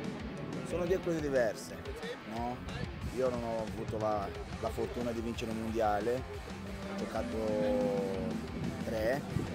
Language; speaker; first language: Italian; non-native, fluent; Portuguese